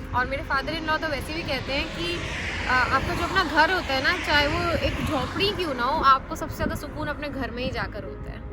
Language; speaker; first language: Hindi; native; Hindi